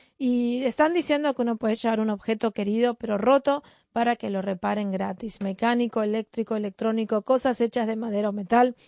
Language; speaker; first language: Spanish; native; Spanish